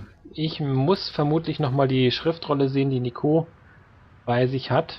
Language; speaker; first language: German; native; German